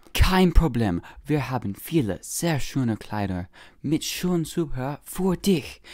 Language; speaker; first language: German; non-native, learner; English